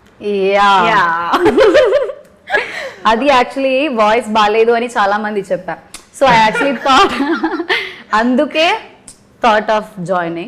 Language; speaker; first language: Telugu; non-native, learner; Malayalam